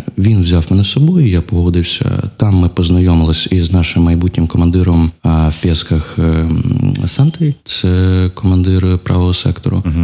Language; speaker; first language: Ukrainian; non-native, local second language; Russian